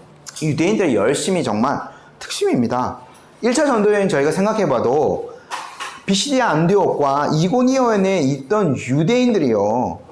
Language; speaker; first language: Korean; native; Korean